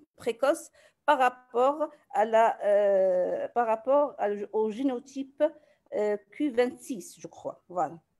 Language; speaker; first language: French; non-native, local second language; Arabic